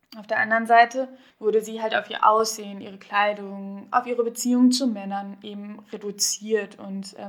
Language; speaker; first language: German; native; German